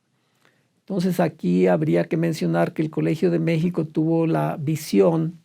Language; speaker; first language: Spanish; native; Spanish